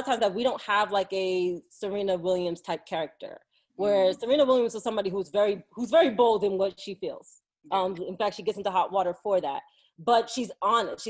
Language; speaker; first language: English; native; English